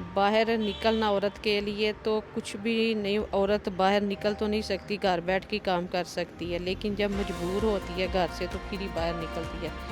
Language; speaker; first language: Urdu; non-native, local second language; Punjabi